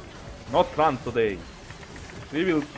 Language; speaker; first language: English; non-native, learner; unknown